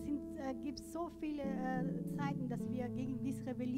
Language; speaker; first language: German; non-native, learner; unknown